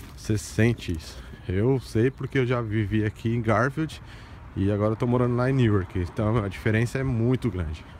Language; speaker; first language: Portuguese; native; Portuguese